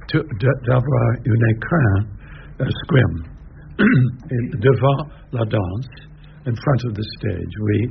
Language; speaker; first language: French; non-native, learner; English